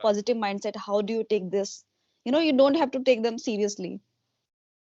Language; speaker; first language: English; non-native, local second language; Hindi